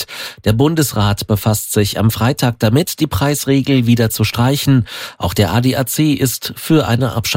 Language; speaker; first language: German; native; German